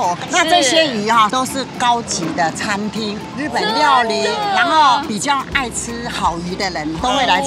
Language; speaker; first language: Chinese; native; Chinese